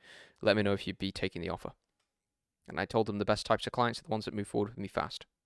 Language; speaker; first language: English; native; English